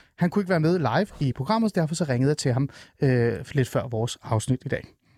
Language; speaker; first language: Danish; early bilingual, other home language; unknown